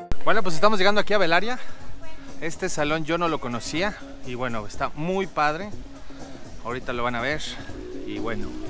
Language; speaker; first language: Spanish; native; Spanish